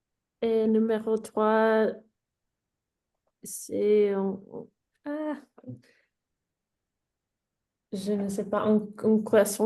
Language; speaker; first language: French; non-native, learner; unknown